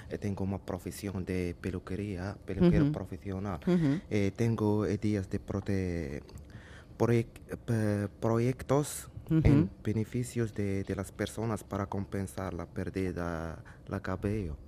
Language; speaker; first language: Spanish; non-native, learner; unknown